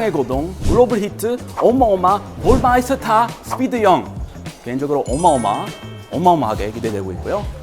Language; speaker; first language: Korean; non-native, fluent; English